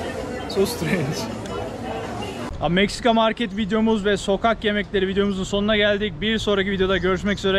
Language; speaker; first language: Turkish; native; Turkish